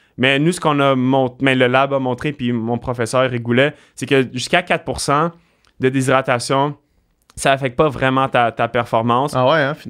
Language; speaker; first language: French; native; French